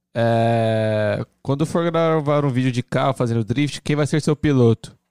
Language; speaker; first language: Portuguese; native; Portuguese